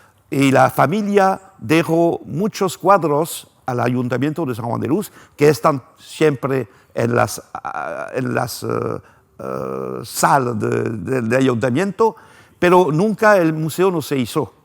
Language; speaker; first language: Spanish; non-native, fluent; French